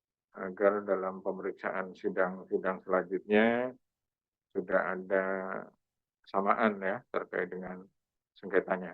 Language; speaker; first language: Indonesian; native; Indonesian